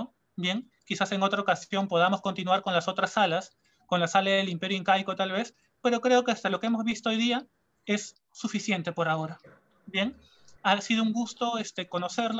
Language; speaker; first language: Spanish; native; Spanish